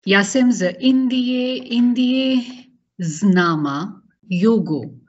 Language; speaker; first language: Czech; non-native, learner; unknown